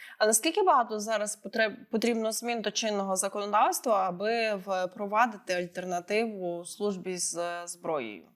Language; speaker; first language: Ukrainian; native; Ukrainian